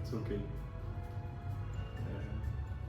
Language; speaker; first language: English; non-native, learner; Portuguese